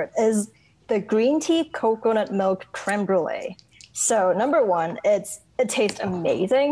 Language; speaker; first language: English; non-native, local second language; Cantonese